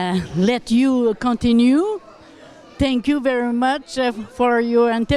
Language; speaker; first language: English; non-native, local second language; French